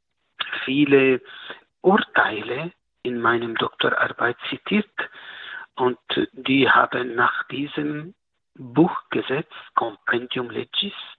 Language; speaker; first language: German; non-native, learner; Arabic